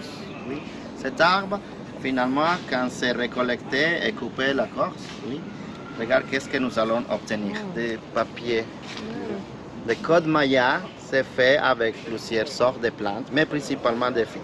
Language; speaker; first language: French; non-native, fluent; Spanish